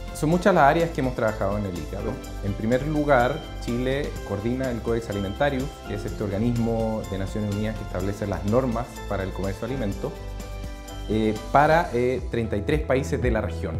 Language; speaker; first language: Spanish; native; Spanish